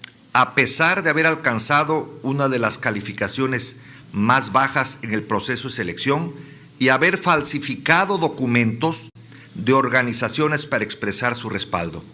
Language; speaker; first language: Spanish; native; Spanish